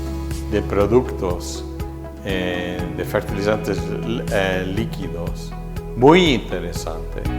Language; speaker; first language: Spanish; non-native, fluent; Portuguese